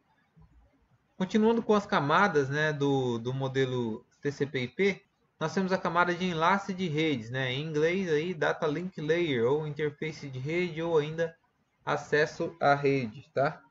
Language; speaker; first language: Portuguese; native; Portuguese